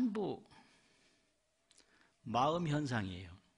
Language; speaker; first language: Korean; native; Korean